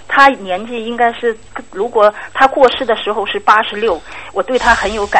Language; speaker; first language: Chinese; native; Chinese